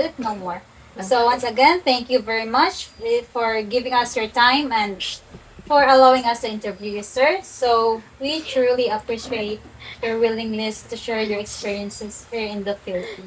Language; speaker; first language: English; non-native, local second language; Cebuano